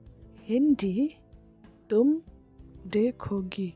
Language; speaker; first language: Hindi; non-native, local second language; Khasi